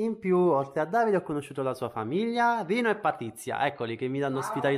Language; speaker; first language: Italian; native; Italian